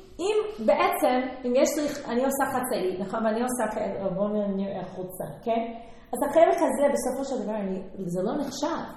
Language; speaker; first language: Hebrew; non-native, fluent; English